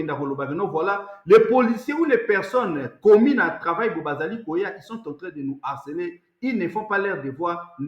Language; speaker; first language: French; non-native, local second language; Lingala